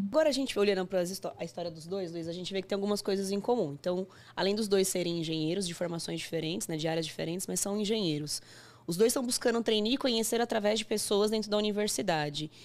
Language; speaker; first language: Portuguese; native; Portuguese